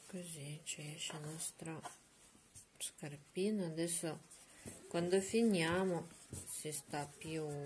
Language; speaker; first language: Italian; non-native, learner; Russian